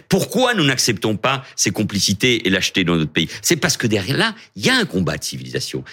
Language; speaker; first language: French; early bilingual, other home language; Catalan